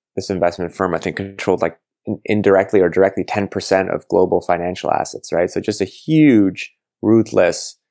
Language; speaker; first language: English; native; English